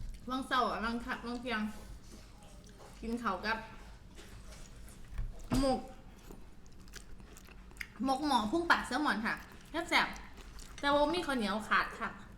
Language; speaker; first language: Thai; non-native, local second language; Northeastern Thai